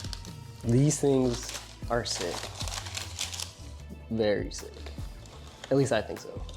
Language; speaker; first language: English; native; English